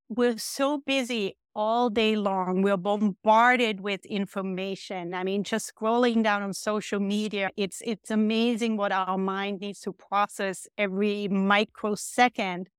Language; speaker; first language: English; non-native, fluent; German